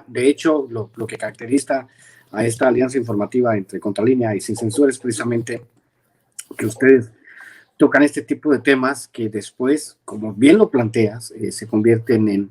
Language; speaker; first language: Spanish; native; Spanish